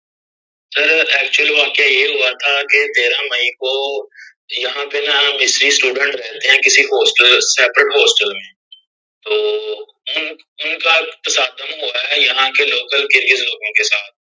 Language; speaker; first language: Urdu; native; Urdu